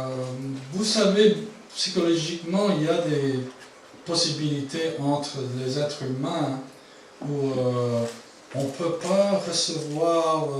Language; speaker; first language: French; non-native, fluent; English